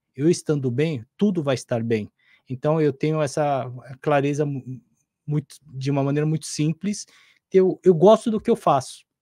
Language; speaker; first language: Portuguese; non-native, fluent; Korean